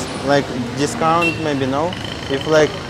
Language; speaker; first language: English; non-native, learner; Russian